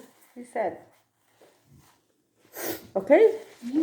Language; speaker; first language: English; non-native, local second language; Filipino